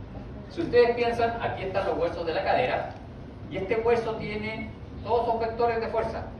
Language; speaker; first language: Spanish; native; Spanish